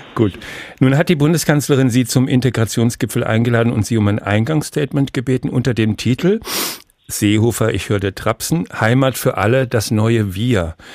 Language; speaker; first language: German; native; German